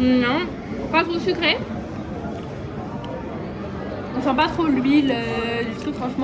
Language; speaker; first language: French; native; French